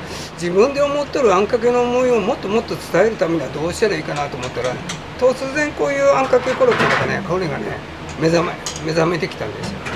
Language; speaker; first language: Japanese; native; Japanese